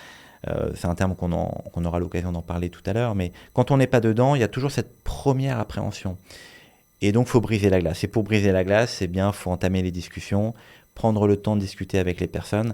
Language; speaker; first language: French; native; French